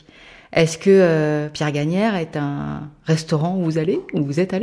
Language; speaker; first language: French; native; French